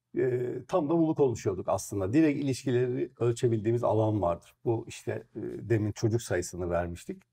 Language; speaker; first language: Turkish; native; Turkish